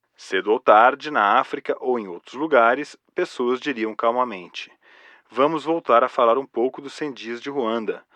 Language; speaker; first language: Portuguese; native; Portuguese